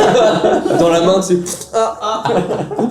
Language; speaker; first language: French; native; French